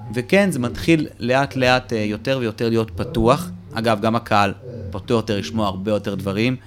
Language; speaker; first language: Hebrew; early bilingual, other home language; Russian